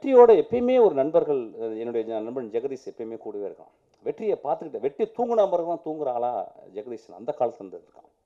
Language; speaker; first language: Tamil; native; Tamil